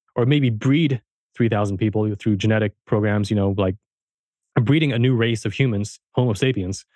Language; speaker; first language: English; early bilingual, heritage; German